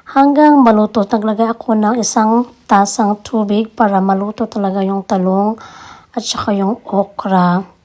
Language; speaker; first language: Filipino; non-native, local second language; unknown